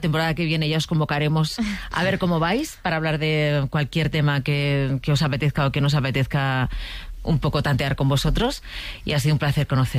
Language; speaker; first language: Spanish; native; Spanish